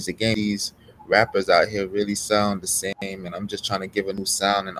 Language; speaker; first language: English; native; English